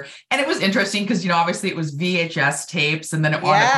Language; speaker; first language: English; native; English